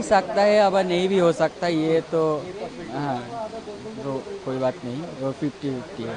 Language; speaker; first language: Hindi; non-native, learner; Bangla